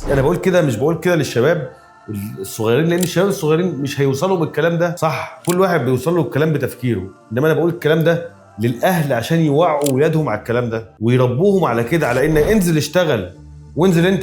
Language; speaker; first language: Arabic; native; Arabic